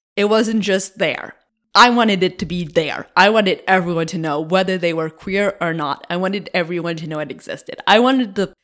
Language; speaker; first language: English; native; English